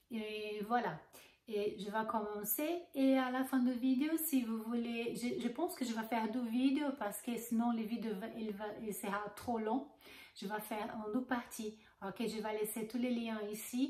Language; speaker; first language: French; non-native, fluent; Portuguese